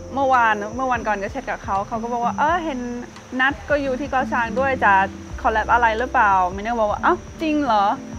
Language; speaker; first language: Thai; non-native, fluent; German